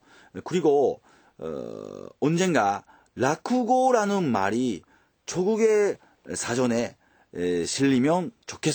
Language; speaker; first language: Korean; early bilingual, heritage; Japanese